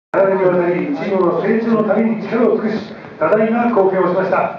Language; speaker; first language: Japanese; native; Japanese